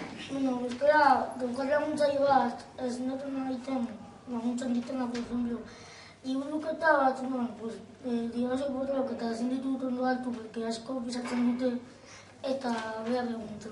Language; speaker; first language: Basque; non-native, local second language; Spanish